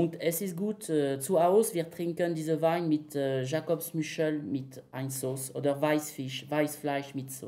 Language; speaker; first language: German; non-native, learner; French